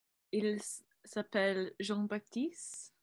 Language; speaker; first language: French; non-native, learner; English